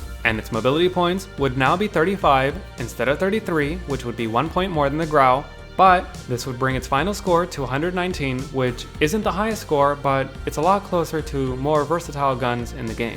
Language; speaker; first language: English; native; English